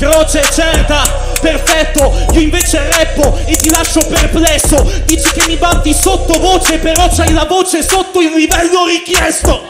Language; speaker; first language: Italian; native; Italian